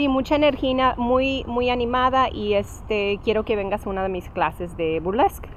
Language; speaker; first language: Spanish; early bilingual, heritage; English